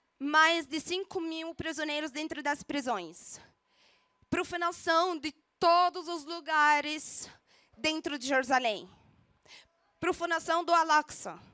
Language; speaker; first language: Portuguese; non-native, fluent; Arabic